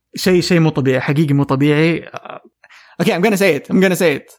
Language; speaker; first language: Arabic; native; Arabic